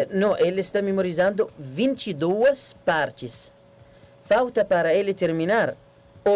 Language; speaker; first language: Portuguese; non-native, learner; Arabic